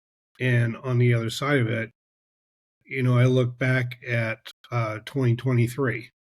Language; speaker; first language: English; native; English